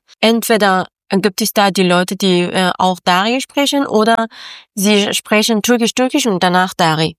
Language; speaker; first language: German; non-native, learner; Persian